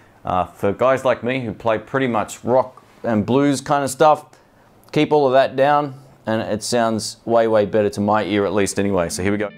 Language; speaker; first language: English; native; English